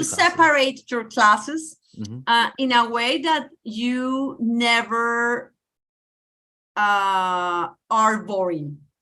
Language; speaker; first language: English; non-native, learner; Spanish